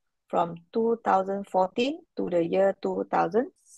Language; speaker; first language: English; non-native, local second language; Malay